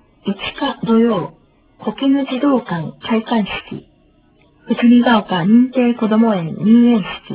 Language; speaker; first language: Japanese; native; Japanese